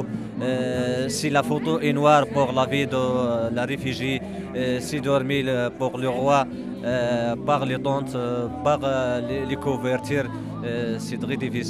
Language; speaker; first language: French; non-native, learner; Arabic